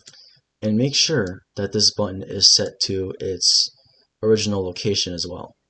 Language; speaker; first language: English; native; English